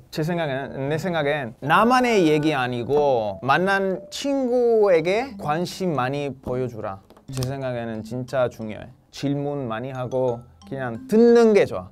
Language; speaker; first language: Korean; non-native, fluent; Italian